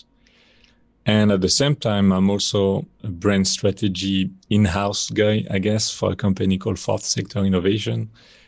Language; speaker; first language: English; non-native, fluent; French